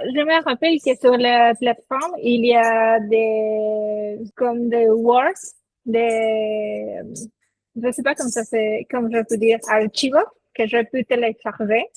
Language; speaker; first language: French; non-native, fluent; Spanish